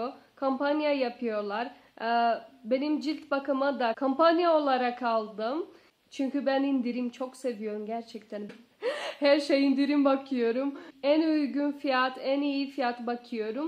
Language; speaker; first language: Turkish; non-native, learner; Portuguese